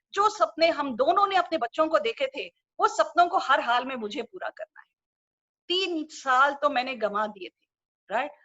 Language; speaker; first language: Hindi; non-native, local second language; Urdu